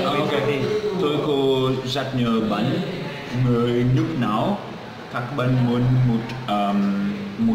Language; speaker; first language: Vietnamese; non-native, learner; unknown